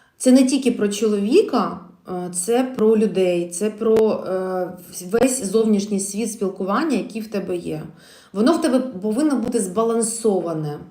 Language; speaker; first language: Ukrainian; non-native, local second language; Russian